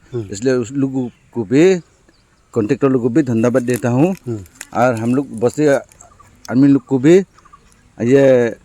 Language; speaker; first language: Hindi; non-native, local second language; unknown